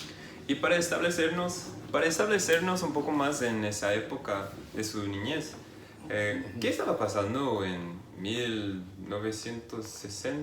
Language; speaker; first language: Spanish; non-native, fluent; English